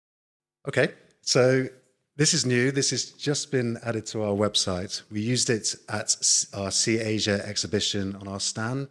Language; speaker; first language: English; native; English